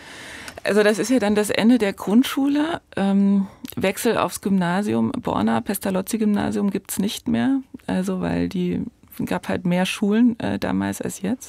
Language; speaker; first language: German; native; German